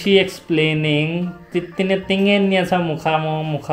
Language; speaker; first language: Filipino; non-native, learner; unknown